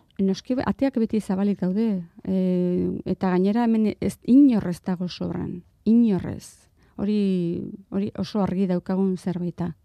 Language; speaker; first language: Basque; non-native, local second language; Spanish